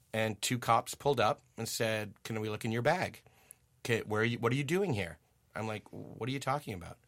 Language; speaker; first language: English; native; English